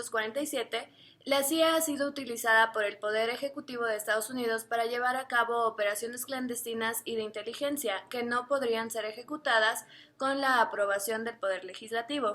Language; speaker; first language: Spanish; native; Spanish